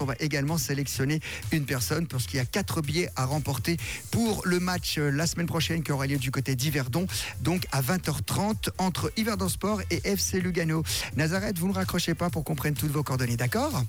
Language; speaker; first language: French; native; French